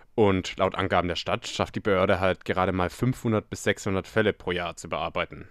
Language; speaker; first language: German; native; German